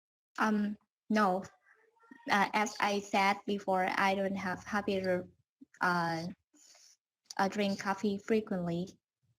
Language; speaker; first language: English; non-native, learner; Vietnamese